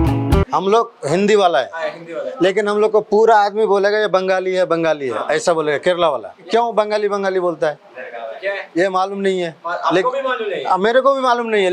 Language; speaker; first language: Hindi; non-native, local second language; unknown